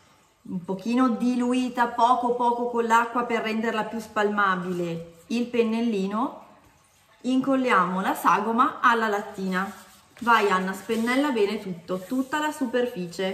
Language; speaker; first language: Italian; native; Italian